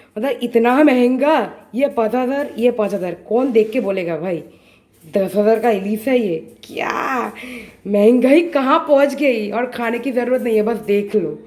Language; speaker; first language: Hindi; non-native, local second language; Bangla